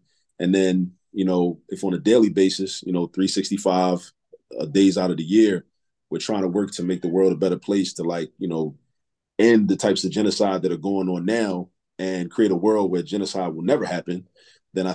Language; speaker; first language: English; native; English